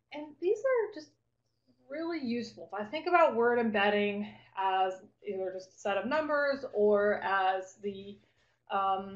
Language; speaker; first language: English; native; English